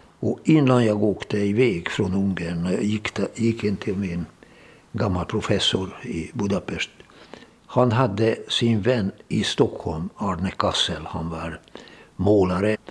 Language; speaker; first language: Swedish; non-native, fluent; Hungarian